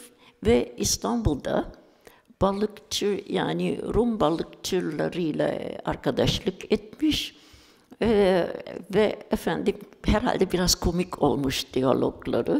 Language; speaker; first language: Turkish; non-native, fluent; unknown